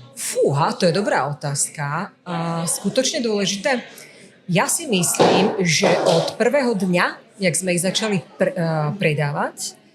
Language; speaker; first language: Slovak; native; Slovak